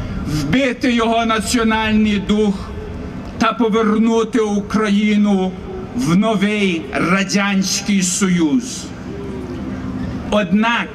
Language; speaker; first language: Ukrainian; early bilingual, heritage; Ukrainian